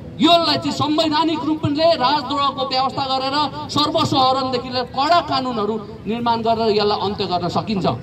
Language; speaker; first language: Nepali; non-native, local second language; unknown